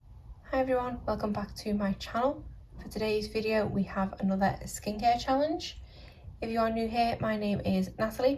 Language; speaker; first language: English; native; English